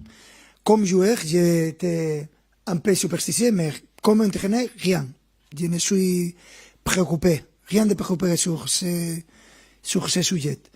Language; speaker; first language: French; non-native, fluent; Spanish